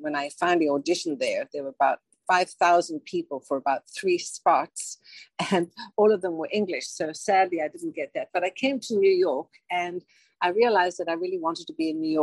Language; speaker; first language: English; native; English